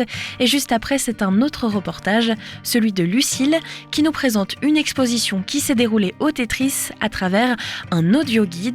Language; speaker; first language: French; native; French